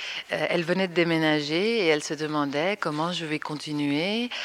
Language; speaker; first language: French; native; French